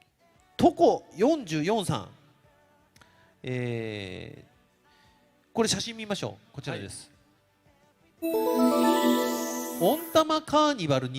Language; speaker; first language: Japanese; native; Japanese